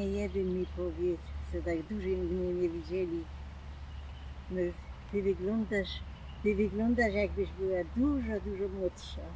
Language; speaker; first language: Polish; non-native, local second language; German